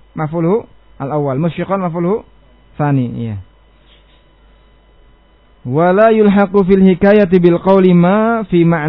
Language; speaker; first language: Arabic; non-native, fluent; Indonesian